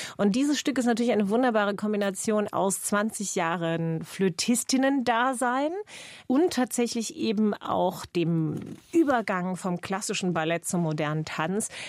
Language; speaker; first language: German; non-native, fluent; English